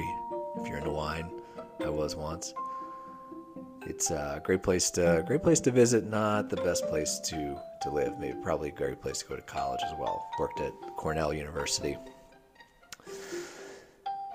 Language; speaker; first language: English; native; English